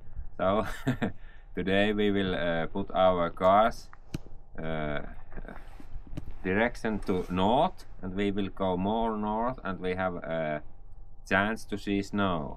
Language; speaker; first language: English; non-native, learner; Finnish